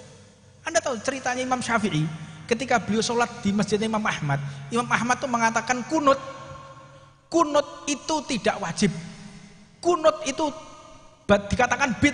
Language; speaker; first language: Indonesian; non-native, local second language; Javanese